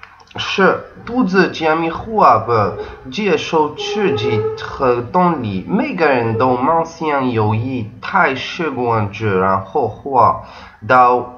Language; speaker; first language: Chinese; non-native, learner; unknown